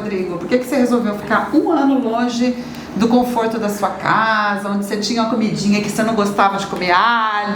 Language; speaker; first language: Portuguese; native; Portuguese